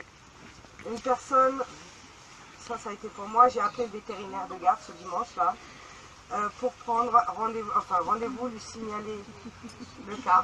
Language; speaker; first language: French; native; French